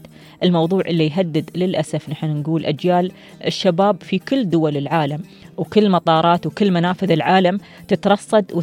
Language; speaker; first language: Arabic; native; Arabic